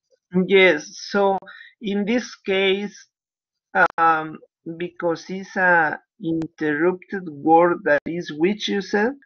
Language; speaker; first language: English; non-native, learner; Spanish